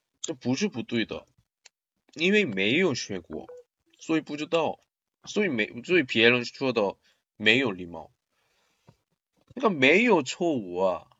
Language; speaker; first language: Chinese; non-native, learner; Korean